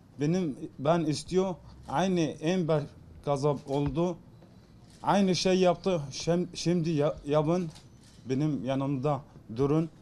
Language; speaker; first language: Turkish; non-native, learner; Arabic